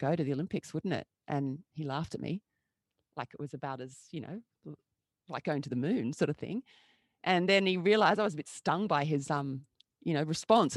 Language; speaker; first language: English; native; English